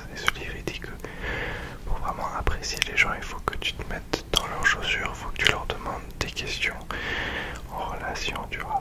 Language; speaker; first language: French; early bilingual, heritage; French